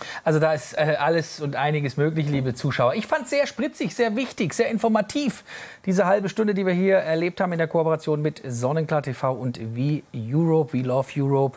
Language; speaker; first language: German; native; German